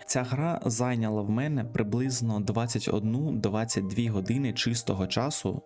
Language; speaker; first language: Ukrainian; native; Ukrainian